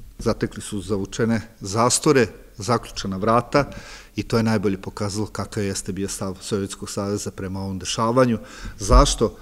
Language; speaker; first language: Serbian; native; Serbian